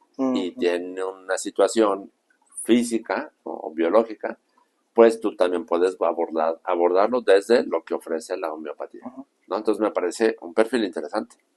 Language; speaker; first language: Spanish; native; Spanish